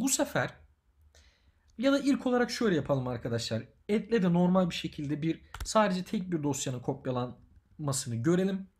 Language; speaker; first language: Turkish; native; Turkish